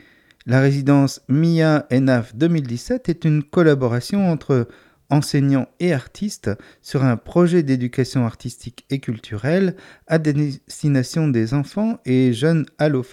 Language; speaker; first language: French; native; French